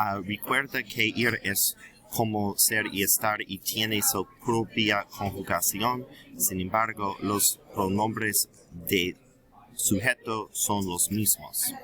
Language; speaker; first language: Spanish; non-native, learner; English